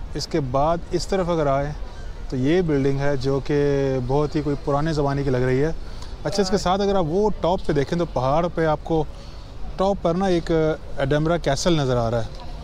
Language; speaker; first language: Urdu; native; Urdu